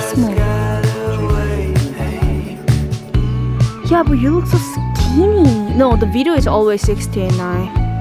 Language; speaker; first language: English; non-native, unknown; Korean